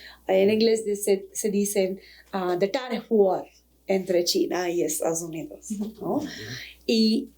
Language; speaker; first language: Spanish; non-native, fluent; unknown